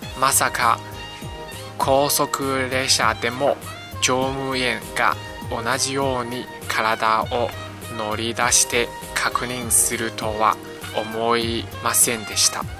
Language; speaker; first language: Japanese; non-native, fluent; Chinese